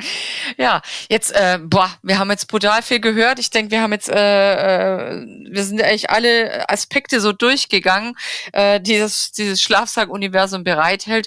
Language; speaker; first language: German; native; German